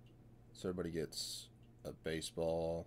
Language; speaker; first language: English; native; English